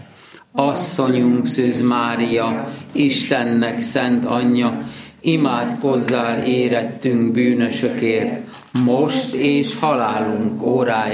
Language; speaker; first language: Hungarian; native; Hungarian